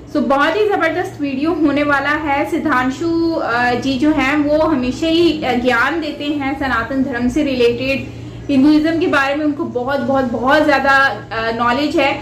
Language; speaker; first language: Hindi; native; Hindi